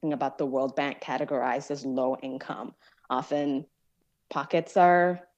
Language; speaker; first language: English; non-native, local second language; Yoruba